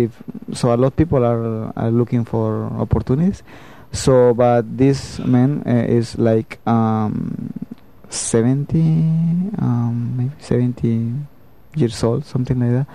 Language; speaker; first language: English; non-native, learner; Spanish